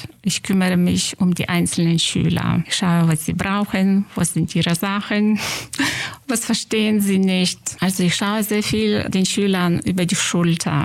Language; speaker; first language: German; non-native, fluent; Lithuanian